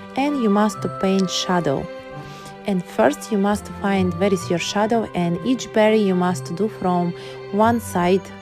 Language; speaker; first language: English; non-native, learner; Ukrainian